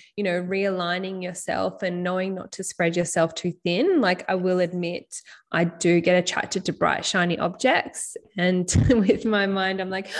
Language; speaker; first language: English; native; English